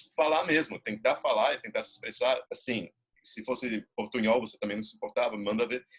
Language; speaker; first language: Portuguese; native; Portuguese